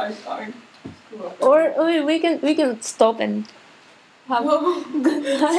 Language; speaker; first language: English; non-native, learner; Japanese